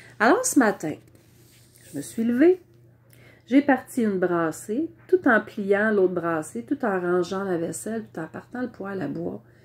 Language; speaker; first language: French; native; French